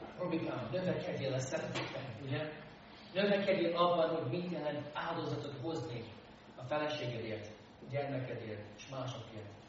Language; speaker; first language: Hungarian; non-native, fluent; English